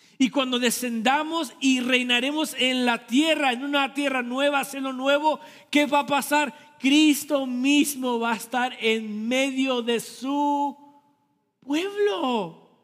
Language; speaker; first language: Spanish; early bilingual, heritage; Spanish